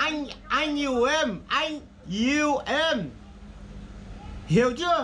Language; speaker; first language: Vietnamese; non-native, learner; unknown